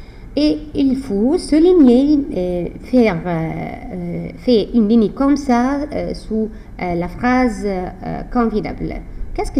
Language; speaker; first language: French; non-native, fluent; Arabic